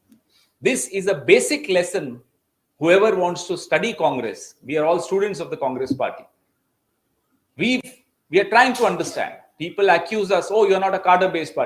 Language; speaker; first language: English; non-native, local second language; Hindi